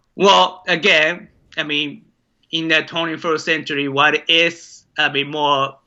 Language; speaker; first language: English; non-native, fluent; Japanese